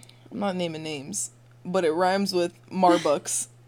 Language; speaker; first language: English; early bilingual, other home language; Spanish